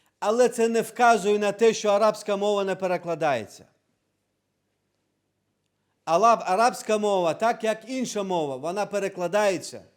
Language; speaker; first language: Ukrainian; non-native, local second language; Crimean Tatar